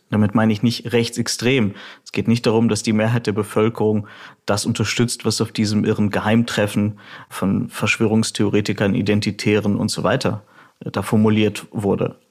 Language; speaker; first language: German; early bilingual, other home language; Russian